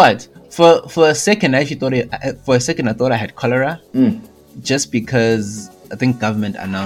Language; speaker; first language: English; non-native, local second language; Shona